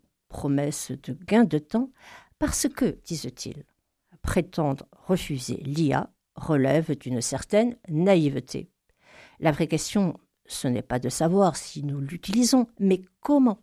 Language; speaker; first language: French; native; French